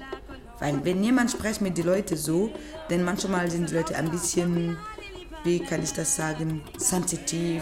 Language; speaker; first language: German; non-native, learner; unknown